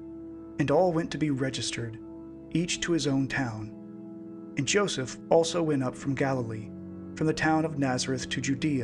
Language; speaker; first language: English; native; English